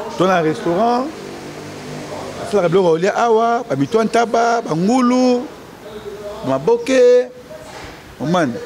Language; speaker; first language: Lingala; non-native, local second language; Luba-Lulua